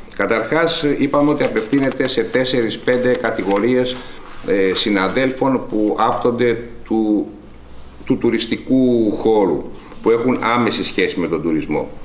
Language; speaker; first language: Greek; native; Greek